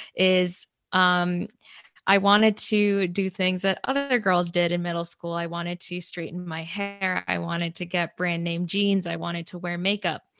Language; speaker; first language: English; native; English